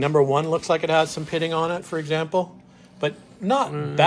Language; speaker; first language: English; native; English